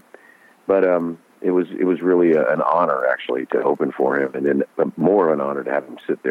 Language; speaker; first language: English; native; English